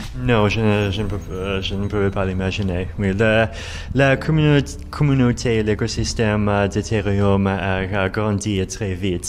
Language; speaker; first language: French; non-native, learner; Russian